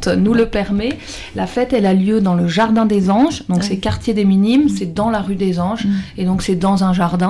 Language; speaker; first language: French; native; French